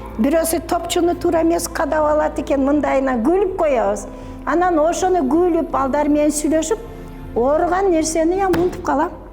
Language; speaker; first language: Kyrgyz; non-native, local second language; Russian